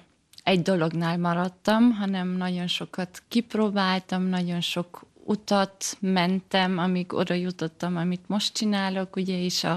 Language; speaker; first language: Hungarian; early bilingual, heritage; German